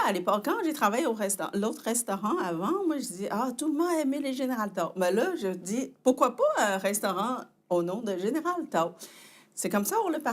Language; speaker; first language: French; non-native, fluent; Chinese